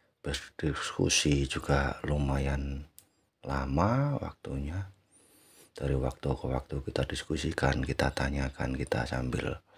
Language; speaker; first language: Indonesian; native; Indonesian